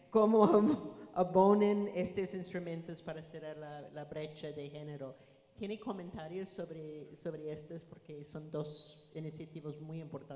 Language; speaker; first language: Spanish; non-native, fluent; English